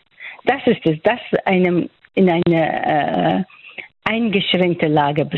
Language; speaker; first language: German; non-native, fluent; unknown